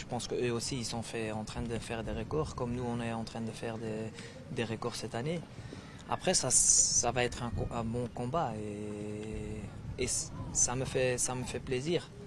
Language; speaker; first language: French; non-native, fluent; Dutch